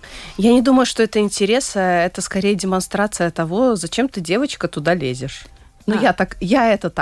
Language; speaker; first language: Russian; native; Russian